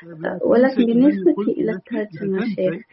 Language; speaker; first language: Arabic; non-native, learner; English